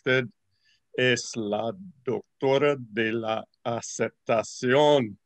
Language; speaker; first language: Spanish; non-native, learner; English